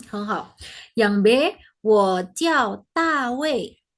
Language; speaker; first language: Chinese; non-native, fluent; Indonesian